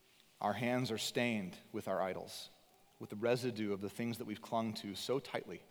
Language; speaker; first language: English; native; English